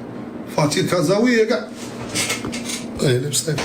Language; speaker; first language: Arabic; native; Arabic